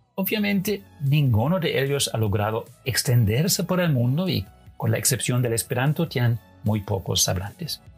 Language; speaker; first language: Spanish; non-native, fluent; Dutch